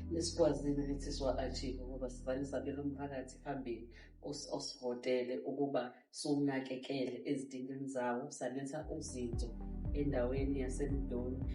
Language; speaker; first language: Zulu; native; Zulu